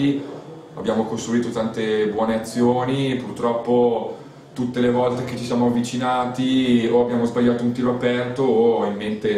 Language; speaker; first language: Italian; native; Italian